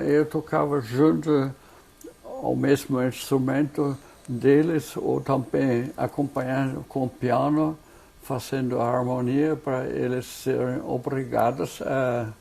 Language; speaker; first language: Portuguese; non-native, fluent; German